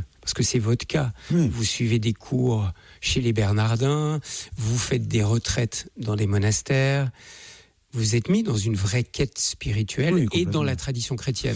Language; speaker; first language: French; native; French